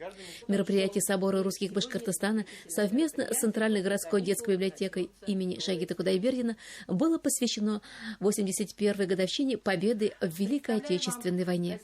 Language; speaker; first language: Russian; native; Russian